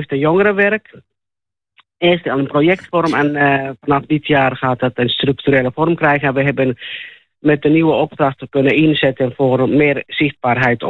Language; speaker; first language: Dutch; non-native, fluent; Finnish